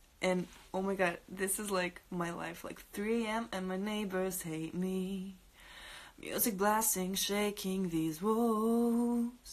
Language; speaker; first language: English; non-native, fluent; Russian